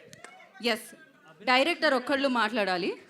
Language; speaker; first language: Telugu; native; Telugu